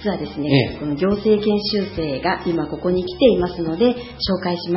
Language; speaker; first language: Japanese; native; Japanese